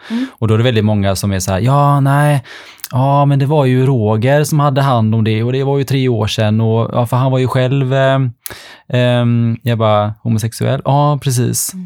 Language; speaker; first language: Swedish; early bilingual, other home language; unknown